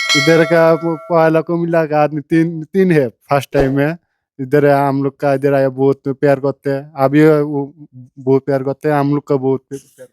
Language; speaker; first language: Hindi; non-native, learner; Bangla